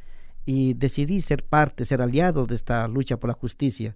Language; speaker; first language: Spanish; native; Spanish